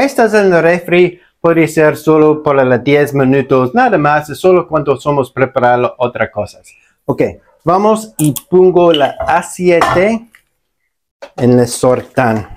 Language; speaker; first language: Spanish; non-native, learner; English